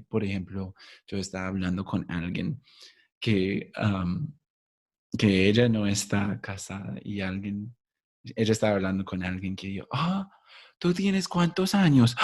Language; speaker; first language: Spanish; non-native, fluent; English